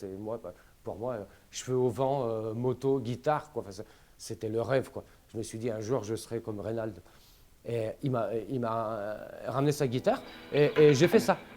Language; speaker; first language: French; non-native, fluent; Romanian